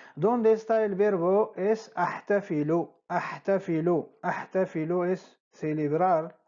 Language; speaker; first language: Spanish; non-native, fluent; Arabic